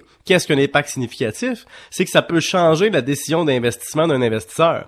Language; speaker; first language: French; native; French